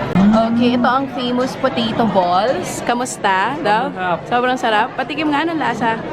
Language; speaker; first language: Filipino; native; Filipino